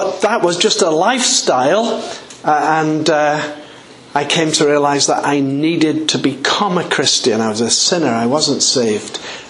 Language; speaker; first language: English; native; English